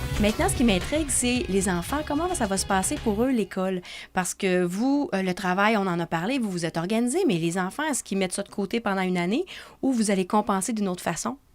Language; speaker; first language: French; native; French